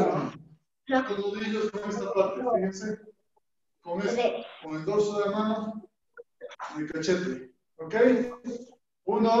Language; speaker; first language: Spanish; native; Spanish